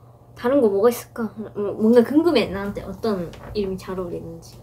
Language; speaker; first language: Korean; non-native, fluent; Japanese